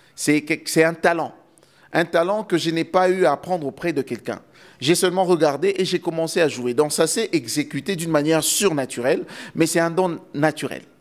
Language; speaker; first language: French; non-native, local second language; Lingala